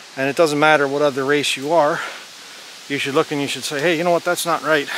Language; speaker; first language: English; native; English